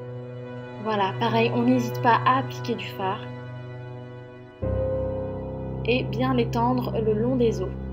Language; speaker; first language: French; native; French